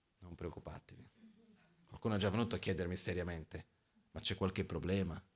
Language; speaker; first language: Italian; non-native, fluent; Portuguese